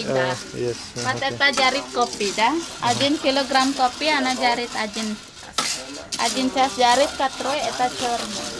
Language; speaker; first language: Russian; non-native, learner; Indonesian